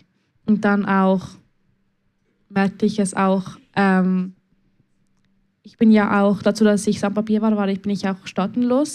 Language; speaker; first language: German; early bilingual, other home language; Spanish